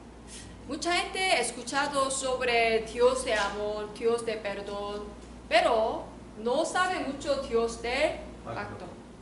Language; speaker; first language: Spanish; non-native, learner; Korean